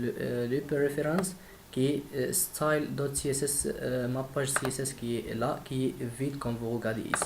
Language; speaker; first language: French; non-native, learner; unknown